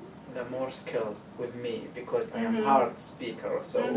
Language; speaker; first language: English; non-native, learner; Arabic